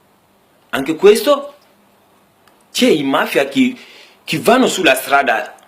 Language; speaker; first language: Italian; non-native, learner; Bambara